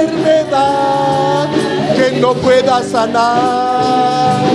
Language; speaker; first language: Spanish; native; Spanish